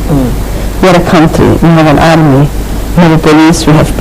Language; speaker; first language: English; non-native, fluent; Arabic